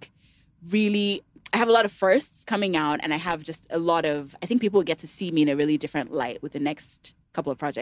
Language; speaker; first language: English; non-native, local second language; Yoruba